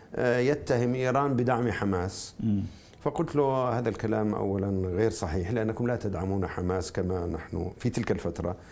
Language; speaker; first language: Arabic; native; Arabic